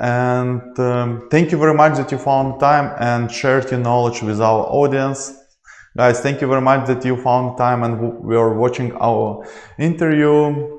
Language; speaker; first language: English; non-native, learner; Ukrainian